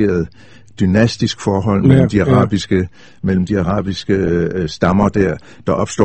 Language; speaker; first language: Danish; native; Danish